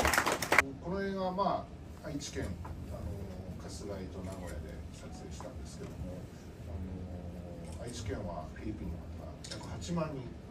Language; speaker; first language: Japanese; native; Japanese